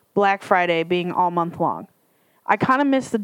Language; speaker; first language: English; native; English